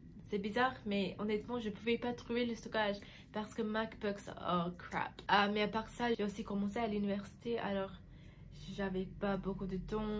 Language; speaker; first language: French; non-native, fluent; English